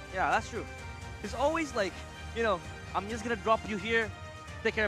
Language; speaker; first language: English; non-native, fluent; Indonesian